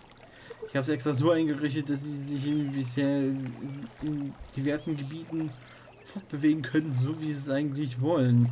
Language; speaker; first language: German; native; German